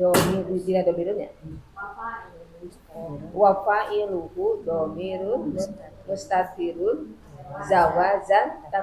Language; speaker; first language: Arabic; non-native, learner; Indonesian